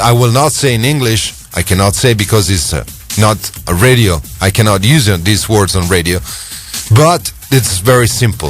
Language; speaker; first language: English; non-native, fluent; Italian